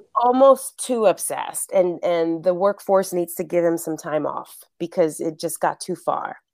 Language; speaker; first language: English; early bilingual, other home language; Spanish